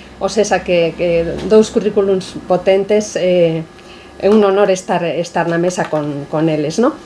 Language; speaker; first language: Galician; non-native, local second language; Spanish